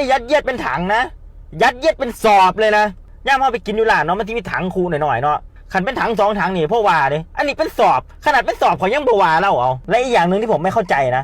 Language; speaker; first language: Thai; native; Thai